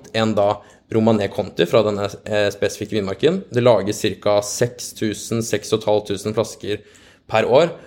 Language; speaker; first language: Norwegian; native; Norwegian